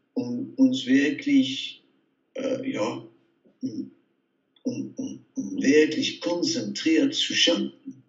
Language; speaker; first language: German; non-native, fluent; Dutch